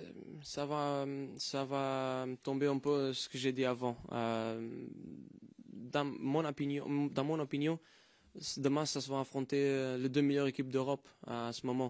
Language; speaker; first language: French; non-native, fluent; Portuguese